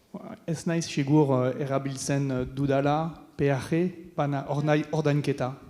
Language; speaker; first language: Basque; non-native, learner; French